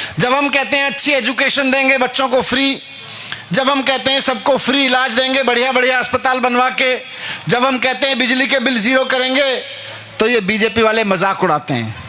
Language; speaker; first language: Hindi; native; Hindi